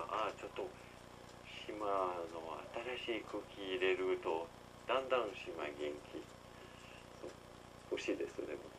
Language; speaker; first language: Japanese; non-native, learner; French